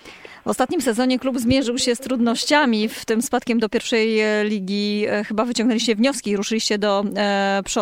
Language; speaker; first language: Polish; native; Polish